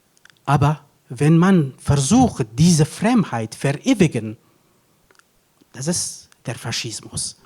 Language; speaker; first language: German; non-native, fluent; Kurdish